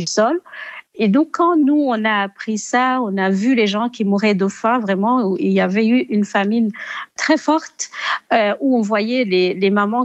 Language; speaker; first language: French; non-native, local second language; Rundi